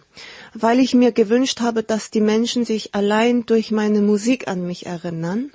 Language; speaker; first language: German; early bilingual, heritage; Korean